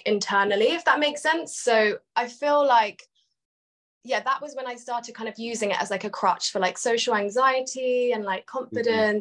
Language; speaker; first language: English; native; English